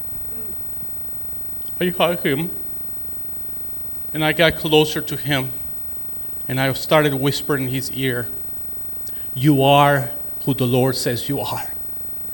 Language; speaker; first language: English; non-native, fluent; Spanish